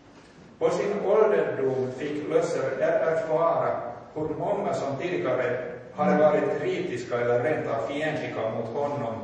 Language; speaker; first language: Swedish; non-native, local second language; Finnish